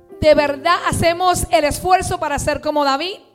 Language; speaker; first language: Spanish; early bilingual, heritage; Spanish